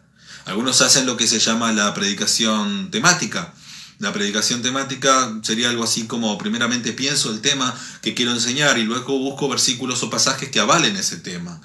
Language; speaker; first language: Spanish; native; Spanish